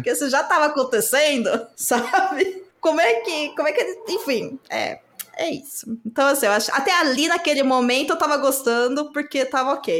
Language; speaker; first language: Portuguese; native; Portuguese